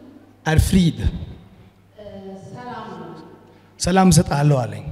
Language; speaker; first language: Swedish; early bilingual, other home language; Amharic